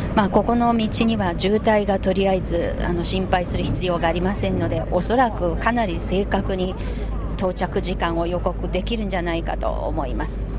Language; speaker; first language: Japanese; non-native, fluent; Chinese